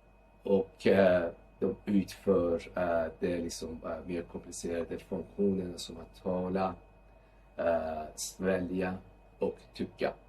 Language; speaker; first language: Swedish; non-native, fluent; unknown